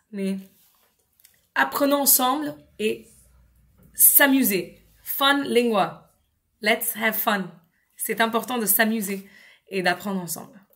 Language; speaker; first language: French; non-native, fluent; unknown